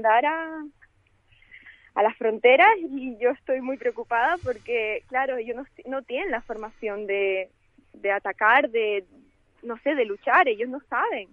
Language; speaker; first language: Spanish; early bilingual, other home language; Ukrainian